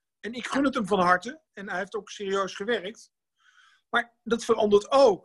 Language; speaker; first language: Dutch; native; Dutch